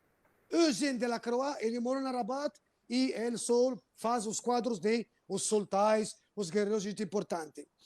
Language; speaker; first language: Portuguese; non-native, fluent; Arabic